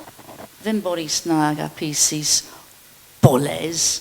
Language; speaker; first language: Greek; non-native, fluent; English